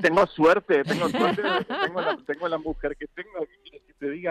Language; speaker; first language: Spanish; native; Spanish